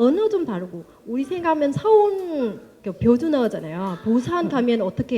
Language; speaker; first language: Korean; non-native, learner; Vietnamese